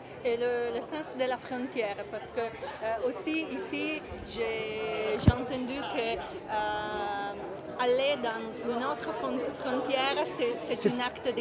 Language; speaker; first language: French; non-native, learner; Italian